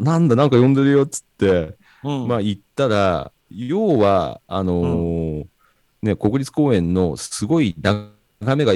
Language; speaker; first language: Japanese; native; Japanese